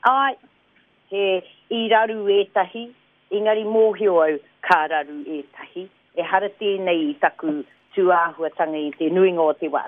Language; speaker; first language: Māori; non-native, local second language; English